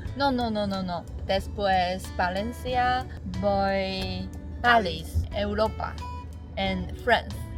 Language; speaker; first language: Spanish; non-native, learner; Chinese